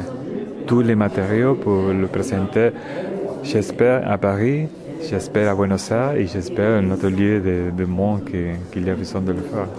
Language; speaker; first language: French; non-native, learner; Spanish